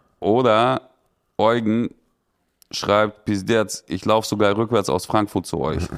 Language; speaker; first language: German; early bilingual, other home language; Russian